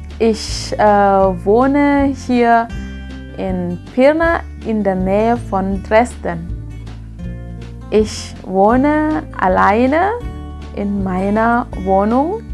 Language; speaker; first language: German; non-native, learner; Indonesian